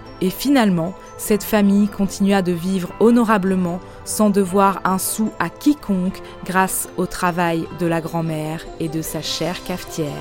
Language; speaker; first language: French; native; French